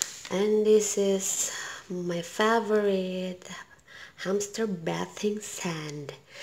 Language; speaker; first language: English; non-native, learner; Indonesian